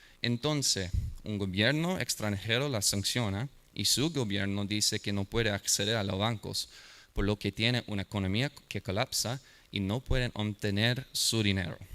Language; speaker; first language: Spanish; non-native, learner; English